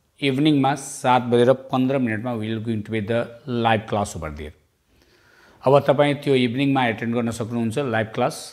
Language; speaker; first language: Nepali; non-native, local second language; Bhojpuri